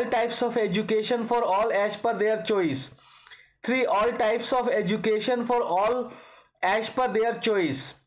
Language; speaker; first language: English; non-native, local second language; Hindi